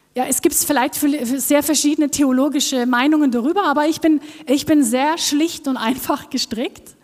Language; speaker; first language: German; non-native, fluent; Norwegian